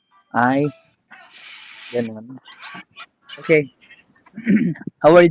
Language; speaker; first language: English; non-native, learner; Filipino